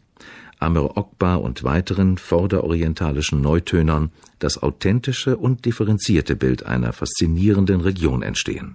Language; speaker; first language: German; native; German